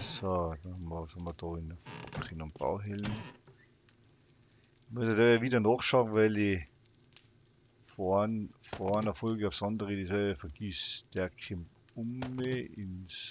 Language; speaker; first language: German; native; German